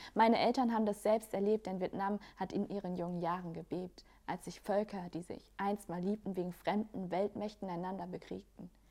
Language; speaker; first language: German; native; German